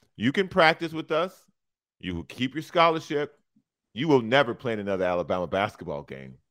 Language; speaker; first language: English; native; English